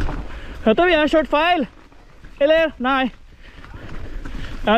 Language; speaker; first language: Norwegian; non-native, learner; Filipino